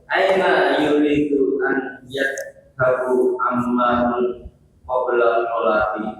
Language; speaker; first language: Arabic; non-native, learner; Indonesian